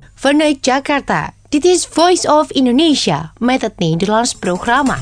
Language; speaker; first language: Dutch; non-native, fluent; Indonesian